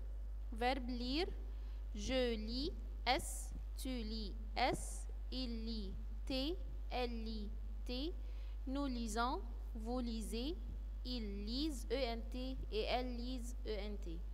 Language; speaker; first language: French; non-native, fluent; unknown